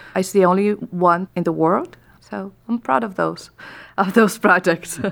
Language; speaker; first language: English; non-native, fluent; Portuguese